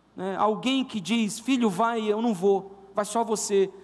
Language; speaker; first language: Portuguese; native; Portuguese